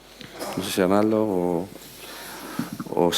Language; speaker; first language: Spanish; native; Spanish